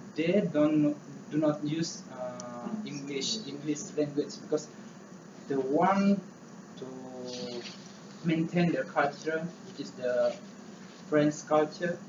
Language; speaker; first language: English; non-native, learner; Malay